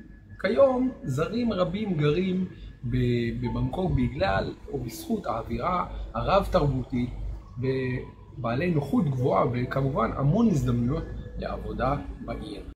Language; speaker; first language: Hebrew; native; Hebrew